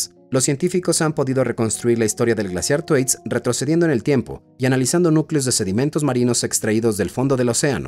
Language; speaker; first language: Spanish; native; Spanish